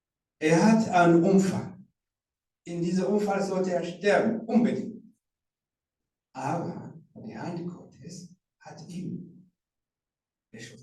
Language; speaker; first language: German; non-native, learner; Rundi